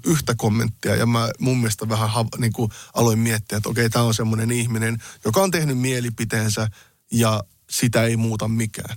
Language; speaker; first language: Finnish; early bilingual, other home language; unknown